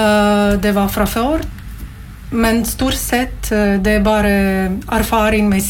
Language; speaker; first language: Norwegian; non-native, learner; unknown